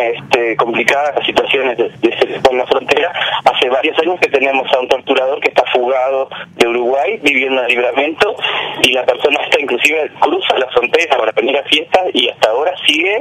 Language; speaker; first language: Spanish; native; Spanish